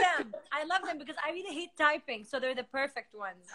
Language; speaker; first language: English; non-native, fluent; Arabic